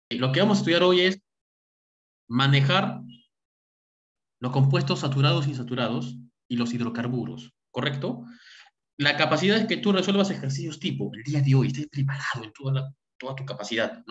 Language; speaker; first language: Spanish; native; Spanish